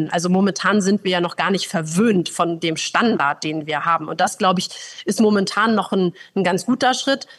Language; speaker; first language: German; native; German